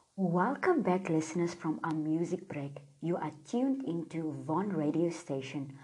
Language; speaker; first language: English; non-native, local second language; Afrikaans